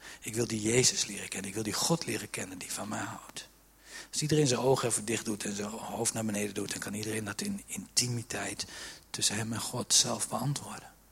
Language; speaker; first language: Dutch; native; Dutch